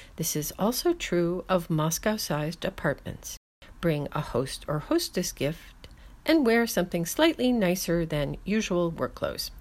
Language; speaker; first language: English; native; English